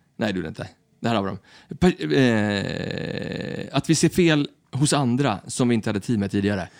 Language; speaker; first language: Swedish; native; Swedish